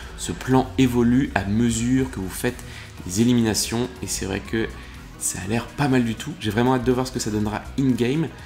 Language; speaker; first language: French; native; French